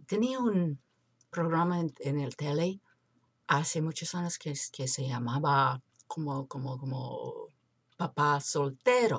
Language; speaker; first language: Spanish; non-native, fluent; English